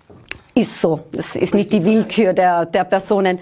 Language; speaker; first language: German; native; German